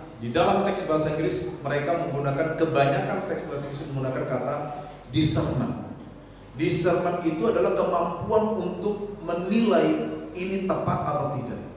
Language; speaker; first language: Indonesian; non-native, local second language; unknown